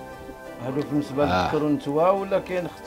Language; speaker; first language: Arabic; native; Arabic